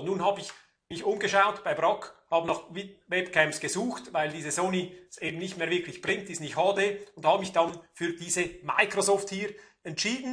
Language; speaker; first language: German; native; German